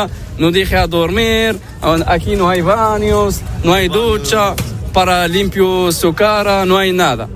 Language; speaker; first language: Spanish; non-native, learner; Arabic